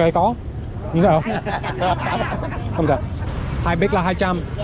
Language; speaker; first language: Vietnamese; non-native, learner; English